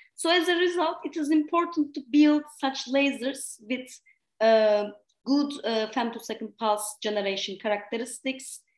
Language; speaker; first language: English; non-native, fluent; Turkish